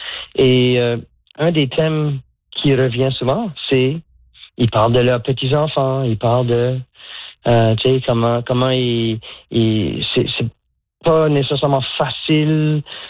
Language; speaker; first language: French; native; French